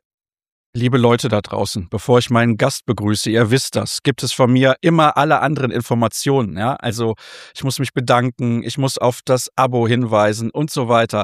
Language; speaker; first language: German; native; German